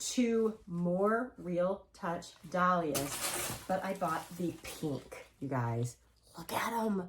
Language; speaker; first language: English; native; English